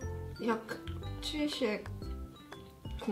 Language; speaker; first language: Polish; non-native, learner; Korean